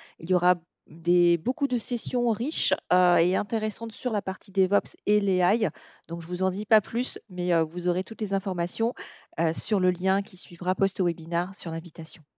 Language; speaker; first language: French; native; French